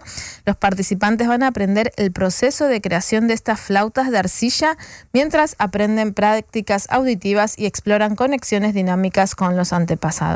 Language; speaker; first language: Spanish; native; Spanish